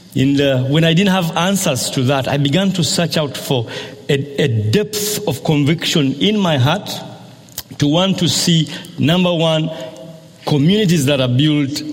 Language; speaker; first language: English; non-native, local second language; Ganda